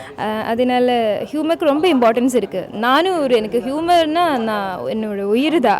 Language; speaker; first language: Tamil; non-native, fluent; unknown